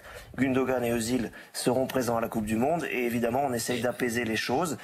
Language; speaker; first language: French; native; French